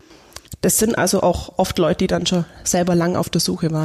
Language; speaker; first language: German; native; German